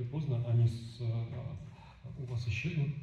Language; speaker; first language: Russian; native; Russian